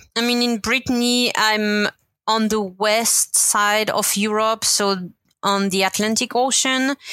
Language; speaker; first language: English; non-native, fluent; French